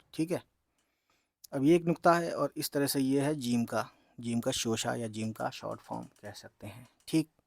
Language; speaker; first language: Hindi; native; Hindi